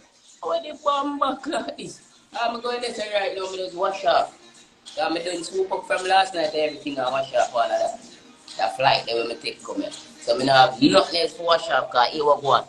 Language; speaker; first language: English; native; English